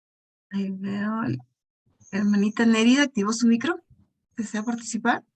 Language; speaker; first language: Spanish; native; Spanish